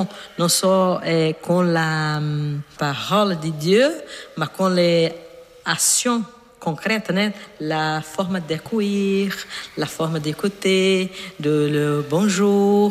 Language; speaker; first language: French; non-native, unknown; Portuguese